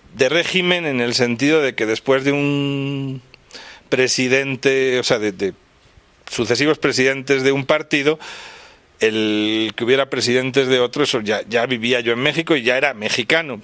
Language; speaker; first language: Spanish; native; Spanish